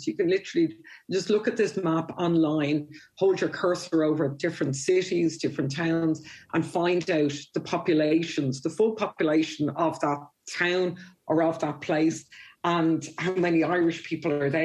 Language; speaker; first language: English; native; English